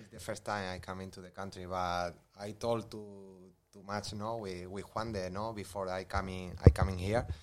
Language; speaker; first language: English; non-native, learner; Spanish